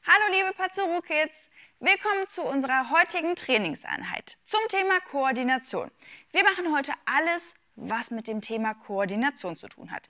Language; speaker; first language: German; native; German